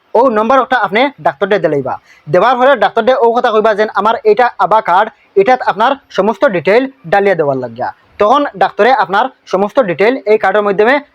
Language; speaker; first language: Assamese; native; Assamese